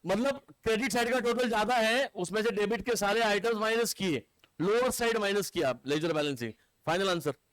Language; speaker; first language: Hindi; non-native, local second language; Marathi